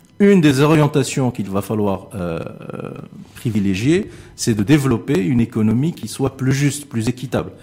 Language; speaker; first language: French; non-native, local second language; Arabic